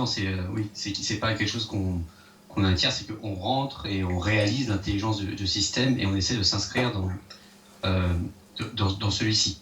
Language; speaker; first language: French; native; French